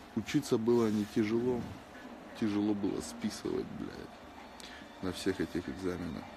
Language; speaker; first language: Russian; native; Russian